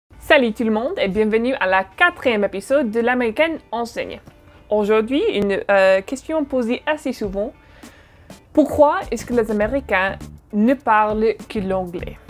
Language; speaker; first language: French; non-native, fluent; English